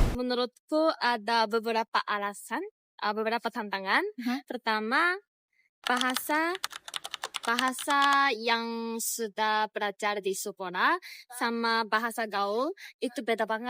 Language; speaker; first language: Indonesian; non-native, fluent; Japanese